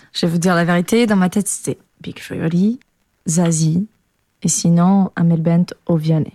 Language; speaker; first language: French; non-native, fluent; Portuguese